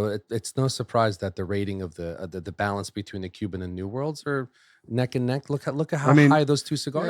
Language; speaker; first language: English; native; English